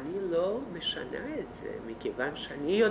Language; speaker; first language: Hebrew; non-native, fluent; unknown